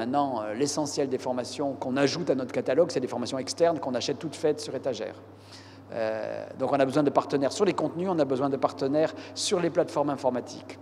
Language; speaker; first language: French; native; French